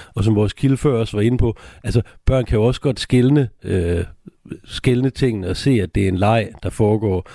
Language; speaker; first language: Danish; native; Danish